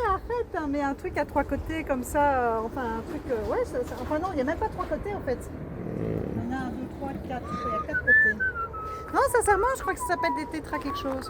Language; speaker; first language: French; native; French